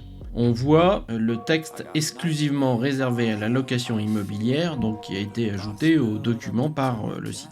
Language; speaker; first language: French; native; French